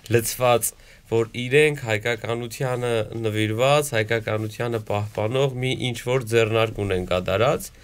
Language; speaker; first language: Armenian; native; Armenian